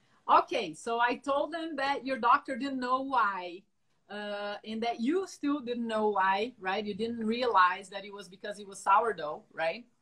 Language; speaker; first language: English; non-native, fluent; Portuguese